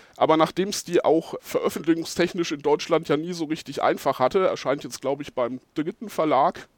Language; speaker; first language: German; native; German